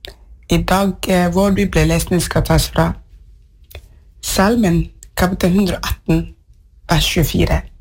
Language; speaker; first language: Norwegian; non-native, fluent; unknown